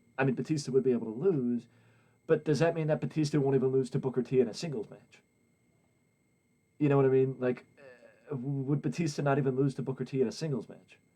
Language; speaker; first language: English; native; English